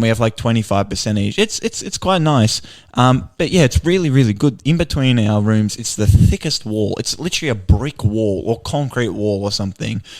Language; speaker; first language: English; native; English